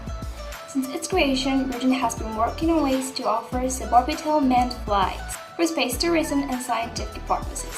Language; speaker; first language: English; non-native, fluent; Spanish